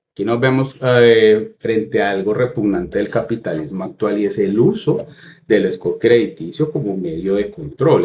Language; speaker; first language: Spanish; native; Spanish